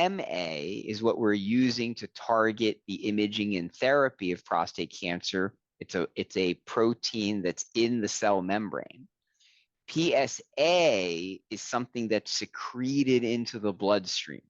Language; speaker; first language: English; native; English